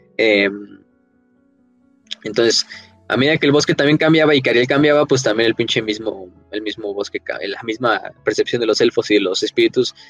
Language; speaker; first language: Spanish; native; Spanish